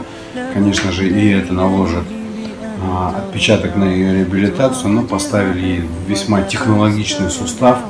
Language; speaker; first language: Russian; native; Russian